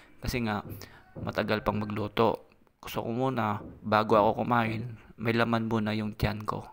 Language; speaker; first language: Filipino; non-native, local second language; Cebuano